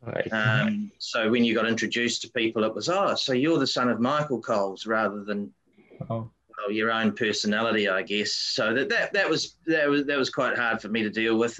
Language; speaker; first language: English; native; English